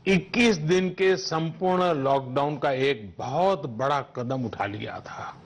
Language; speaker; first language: Hindi; non-native, local second language; Gujarati